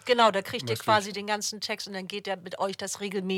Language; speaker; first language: German; native; German